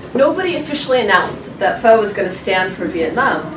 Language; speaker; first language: English; native; English